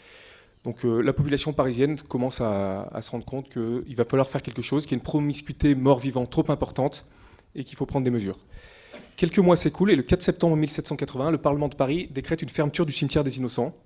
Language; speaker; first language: French; native; French